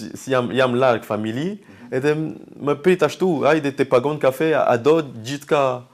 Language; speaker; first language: Albanian; non-native, learner; French